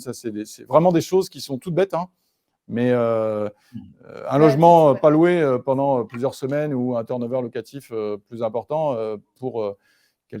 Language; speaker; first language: French; native; French